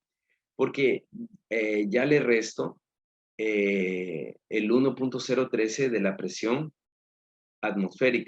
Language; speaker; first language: Spanish; native; Spanish